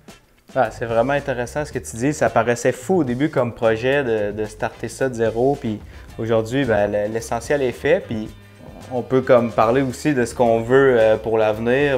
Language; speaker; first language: French; native; French